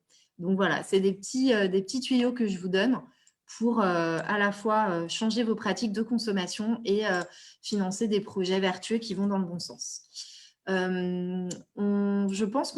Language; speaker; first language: French; native; French